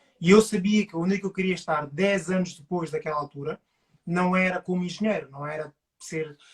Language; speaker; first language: Portuguese; early bilingual, other home language; Upper Guinea Crioulo